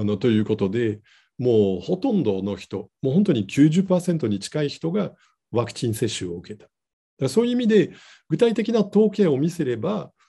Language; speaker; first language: Japanese; non-native, fluent; Dutch